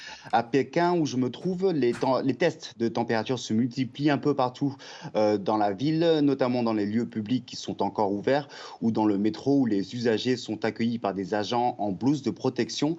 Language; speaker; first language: French; native; French